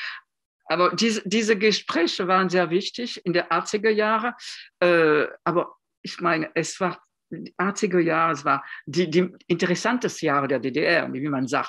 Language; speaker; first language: German; non-native, fluent; French